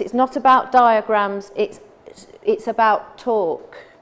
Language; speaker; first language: English; native; English